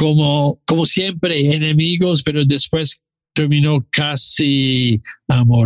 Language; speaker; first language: Spanish; non-native, learner; English